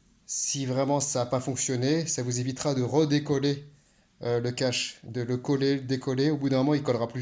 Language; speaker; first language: French; native; French